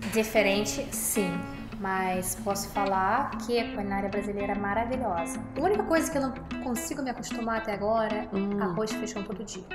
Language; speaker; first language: Portuguese; non-native, fluent; Russian